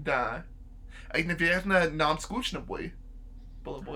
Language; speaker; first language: Russian; non-native, learner; English